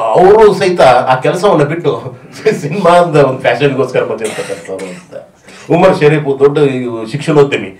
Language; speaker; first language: Kannada; native; Kannada